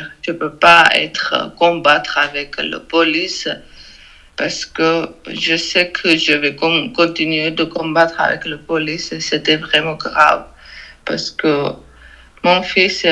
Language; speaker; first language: French; non-native, learner; Georgian